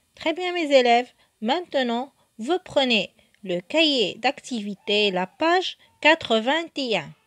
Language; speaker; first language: French; non-native, local second language; Arabic